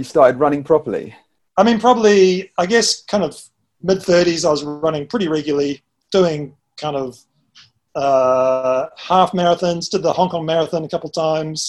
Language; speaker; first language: English; native; English